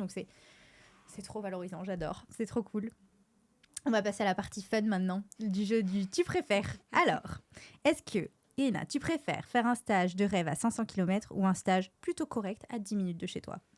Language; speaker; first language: French; native; French